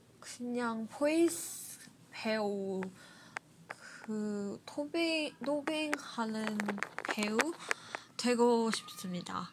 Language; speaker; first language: Korean; non-native, learner; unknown